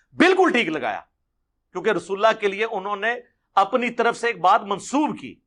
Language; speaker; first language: Urdu; non-native, local second language; Punjabi